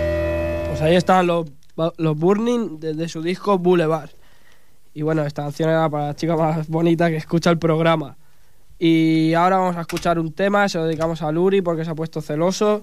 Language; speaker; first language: Spanish; native; Spanish